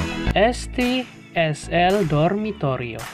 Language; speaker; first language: Spanish; non-native, learner; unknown